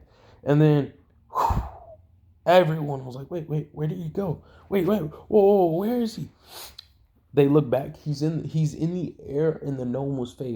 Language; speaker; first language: English; native; English